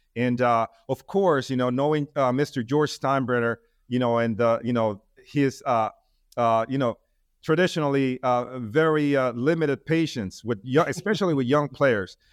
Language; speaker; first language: English; non-native, fluent; Spanish